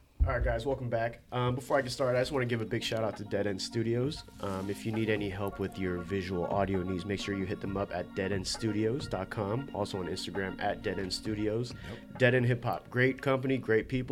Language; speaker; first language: English; early bilingual, other home language; Korean